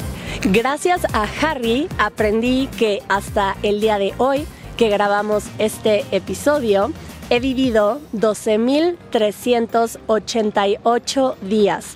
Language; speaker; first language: Spanish; native; Spanish